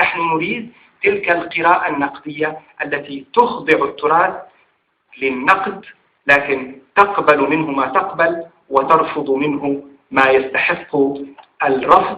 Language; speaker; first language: Arabic; native; Arabic